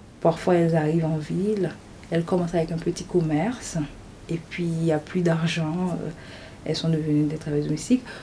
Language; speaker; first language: French; non-native, local second language; Haitian Creole